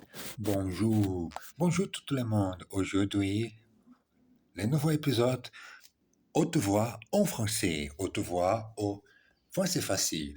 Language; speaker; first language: French; non-native, learner; Portuguese